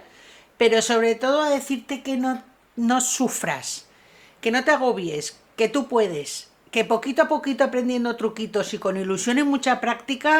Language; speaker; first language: Spanish; native; Spanish